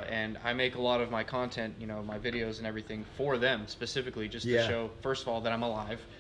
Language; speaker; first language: English; native; English